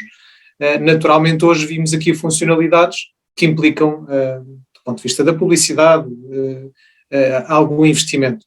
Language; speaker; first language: Portuguese; native; Portuguese